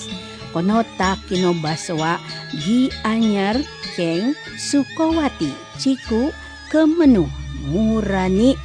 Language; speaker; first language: Japanese; non-native, learner; Indonesian